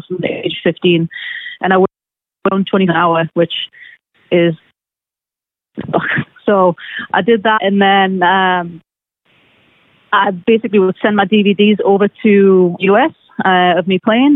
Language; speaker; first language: English; native; English